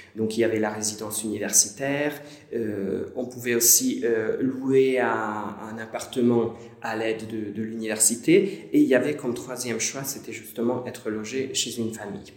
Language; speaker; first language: French; non-native, fluent; Hungarian